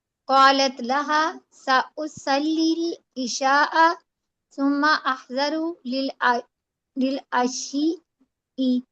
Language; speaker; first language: Arabic; non-native, learner; Urdu